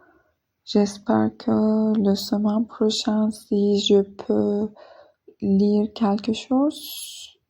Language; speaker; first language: French; non-native, learner; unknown